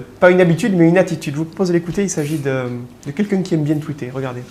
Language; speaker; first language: French; native; French